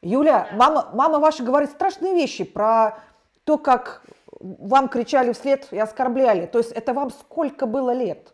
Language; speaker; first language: Russian; native; Russian